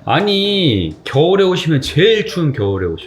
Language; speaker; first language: Korean; native; Korean